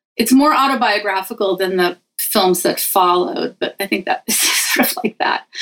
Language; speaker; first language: English; native; English